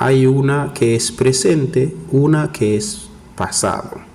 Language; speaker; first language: Spanish; non-native, fluent; Haitian Creole